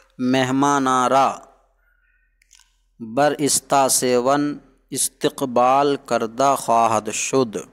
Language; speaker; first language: Persian; non-native, fluent; Urdu